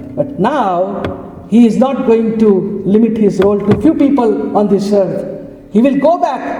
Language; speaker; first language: English; non-native, local second language; Gujarati